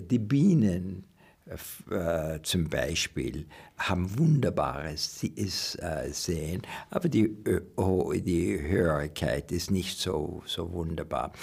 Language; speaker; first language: German; non-native, learner; English